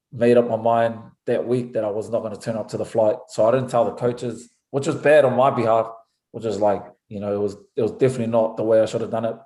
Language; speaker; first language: English; native; English